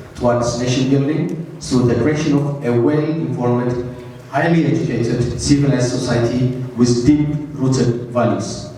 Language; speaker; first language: English; non-native, local second language; Amharic